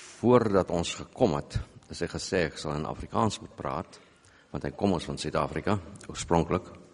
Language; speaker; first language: Afrikaans; non-native, local second language; English